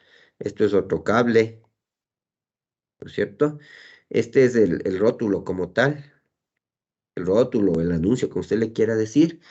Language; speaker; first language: Spanish; native; Spanish